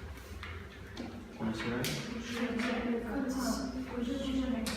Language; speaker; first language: French; non-native, learner; Russian